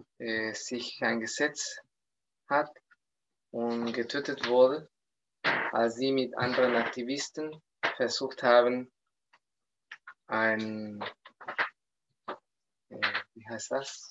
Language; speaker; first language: German; non-native, fluent; Spanish